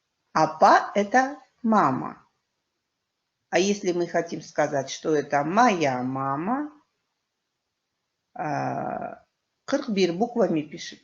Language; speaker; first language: Russian; non-native, local second language; Kyrgyz